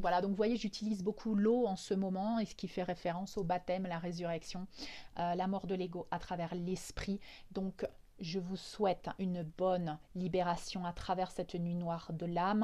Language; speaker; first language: French; native; French